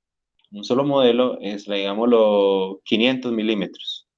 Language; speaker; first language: Spanish; native; Spanish